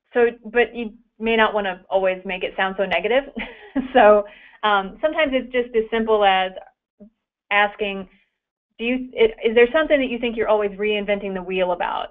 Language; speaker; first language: English; native; English